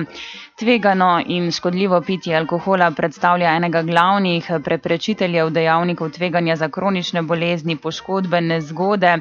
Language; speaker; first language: Slovenian; native; Slovenian